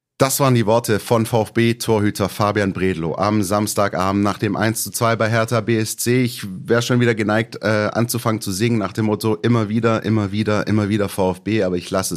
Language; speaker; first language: German; native; German